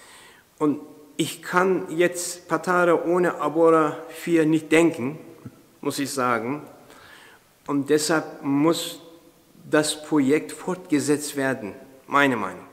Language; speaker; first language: German; non-native, fluent; Turkish